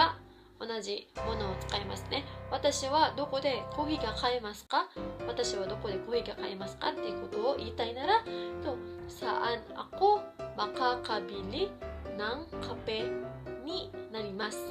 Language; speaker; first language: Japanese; non-native, fluent; Filipino